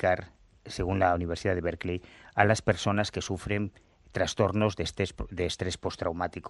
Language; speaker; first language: Spanish; native; Spanish